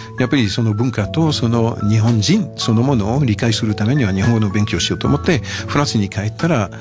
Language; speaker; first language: Japanese; non-native, fluent; French